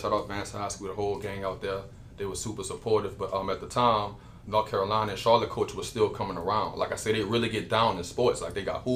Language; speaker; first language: English; native; English